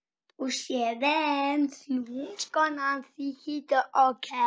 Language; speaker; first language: Czech; early bilingual, heritage; Czech